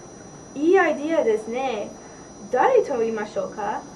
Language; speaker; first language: Japanese; non-native, learner; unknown